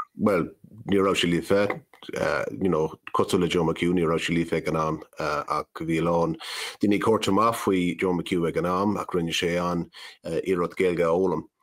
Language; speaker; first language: Irish; non-native, local second language; English